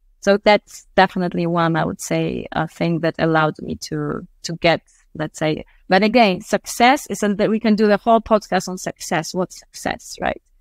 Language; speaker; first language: English; non-native, fluent; Polish